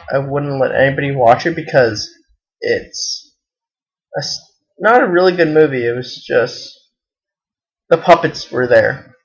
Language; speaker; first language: English; native; English